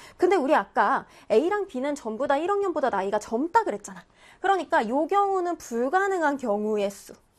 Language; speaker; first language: Korean; native; Korean